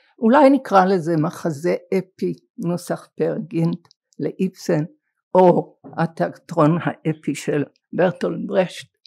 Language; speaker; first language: Hebrew; native; Hebrew